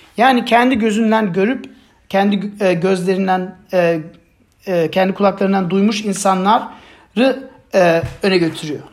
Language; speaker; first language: Turkish; non-native, fluent; German